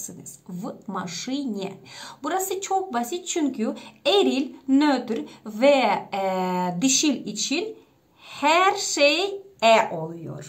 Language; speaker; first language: Turkish; non-native, fluent; Russian